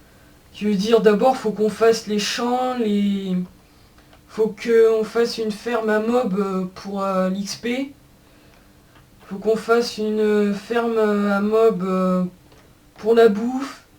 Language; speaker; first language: French; native; French